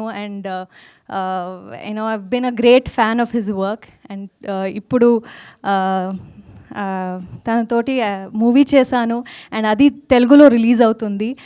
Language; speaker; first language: Telugu; non-native, fluent; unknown